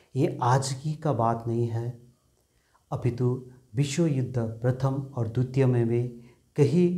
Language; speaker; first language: Hindi; non-native, local second language; Nepali